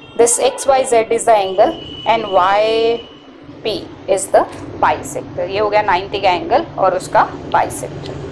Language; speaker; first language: Hindi; native; Hindi